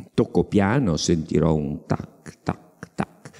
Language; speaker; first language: Italian; native; Italian